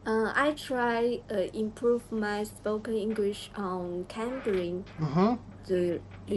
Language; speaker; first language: English; non-native, learner; Chinese